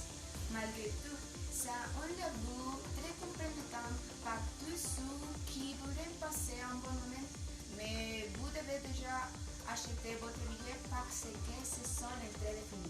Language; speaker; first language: French; non-native, learner; Spanish